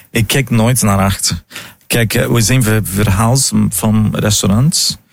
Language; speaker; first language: Dutch; non-native, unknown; Portuguese